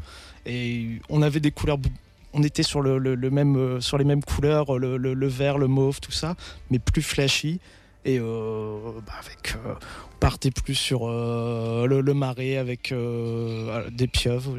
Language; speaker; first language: French; native; French